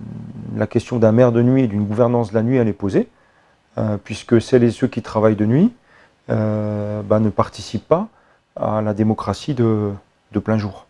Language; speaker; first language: French; native; French